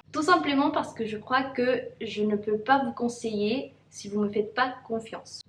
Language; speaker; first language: French; non-native, fluent; Spanish